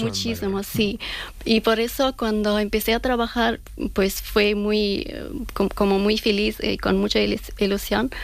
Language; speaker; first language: Spanish; non-native, fluent; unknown